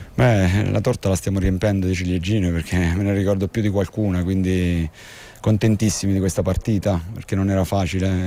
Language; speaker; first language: Italian; native; Italian